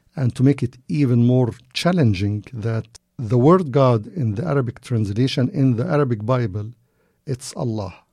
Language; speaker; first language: English; non-native, fluent; Arabic